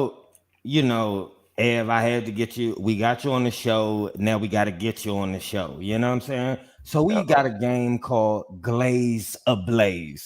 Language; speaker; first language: English; native; English